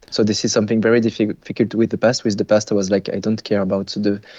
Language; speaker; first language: English; non-native, fluent; French